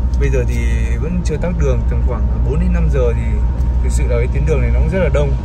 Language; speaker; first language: Vietnamese; non-native, local second language; Hmong